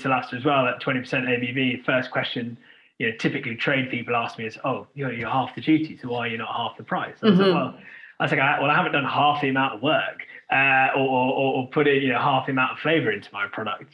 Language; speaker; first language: English; native; English